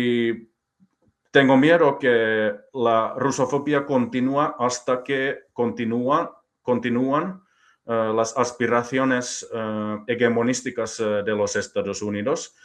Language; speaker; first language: Spanish; non-native, fluent; Finnish